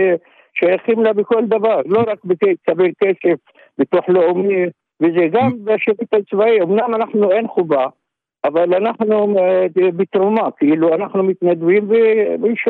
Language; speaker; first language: Hebrew; non-native, local second language; Arabic